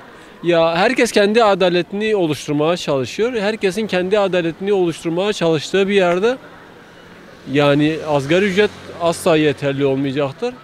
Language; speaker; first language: Turkish; native; Turkish